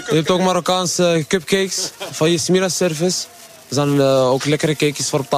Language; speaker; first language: Dutch; native; Dutch